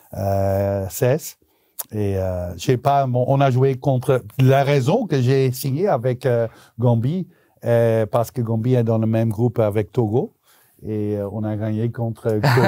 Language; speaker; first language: French; non-native, local second language; Dutch